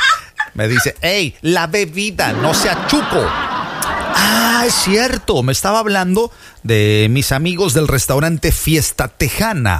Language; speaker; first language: Spanish; native; Spanish